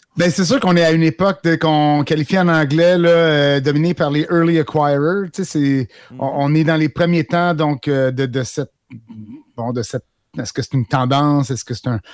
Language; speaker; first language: French; native; French